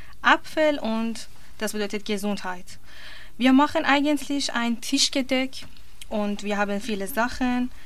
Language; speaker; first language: German; non-native, learner; Persian